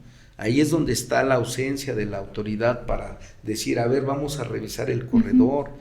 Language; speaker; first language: Spanish; native; Spanish